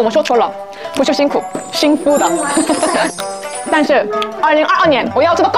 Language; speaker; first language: Chinese; non-native, learner; Korean